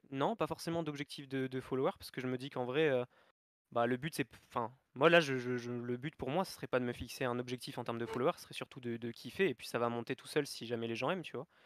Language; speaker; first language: French; native; French